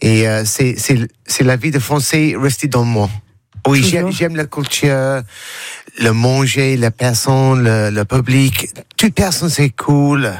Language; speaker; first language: French; non-native, learner; English